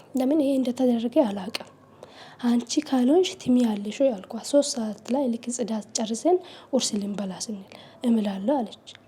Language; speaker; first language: Amharic; non-native, local second language; Oromo